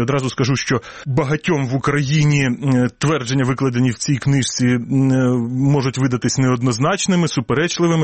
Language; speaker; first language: Ukrainian; native; Ukrainian